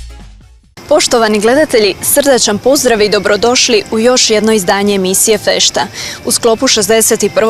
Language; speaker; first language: Croatian; native; Croatian